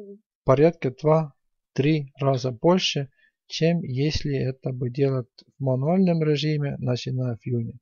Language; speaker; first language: Russian; non-native, fluent; Estonian